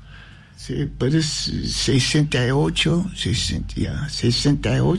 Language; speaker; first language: Spanish; non-native, learner; English